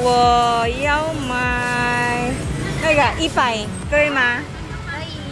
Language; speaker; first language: Chinese; non-native, learner; Filipino